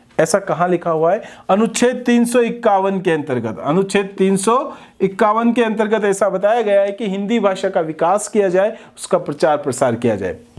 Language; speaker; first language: Hindi; native; Hindi